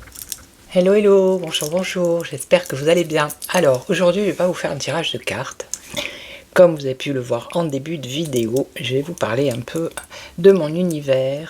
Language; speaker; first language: French; native; French